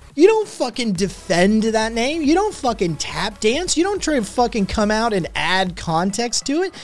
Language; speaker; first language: English; native; English